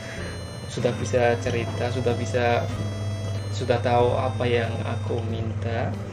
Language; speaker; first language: Indonesian; non-native, learner; Turkmen